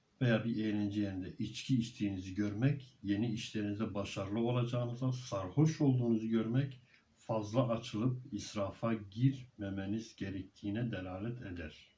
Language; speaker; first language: Turkish; native; Turkish